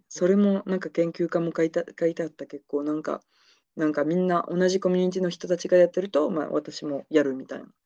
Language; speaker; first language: Japanese; non-native, fluent; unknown